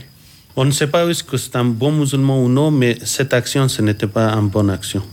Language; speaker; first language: French; non-native, fluent; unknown